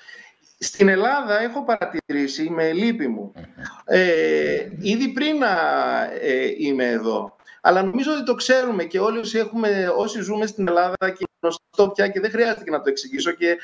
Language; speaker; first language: Greek; native; Greek